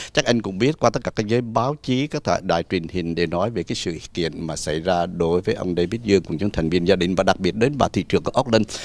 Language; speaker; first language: Vietnamese; native; Vietnamese